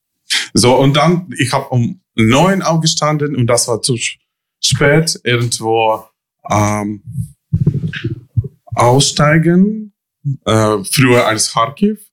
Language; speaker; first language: German; non-native, learner; Ukrainian